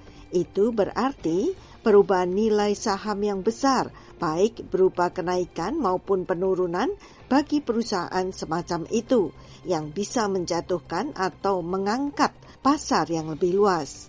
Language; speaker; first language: Indonesian; native; Indonesian